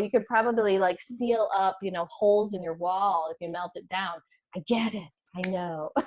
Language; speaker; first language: English; native; English